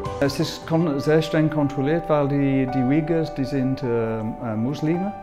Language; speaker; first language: German; non-native, fluent; English